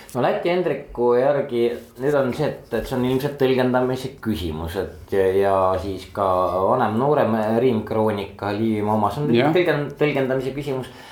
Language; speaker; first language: Estonian; native; Estonian